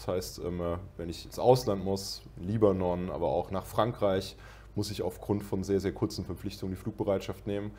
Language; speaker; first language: German; native; German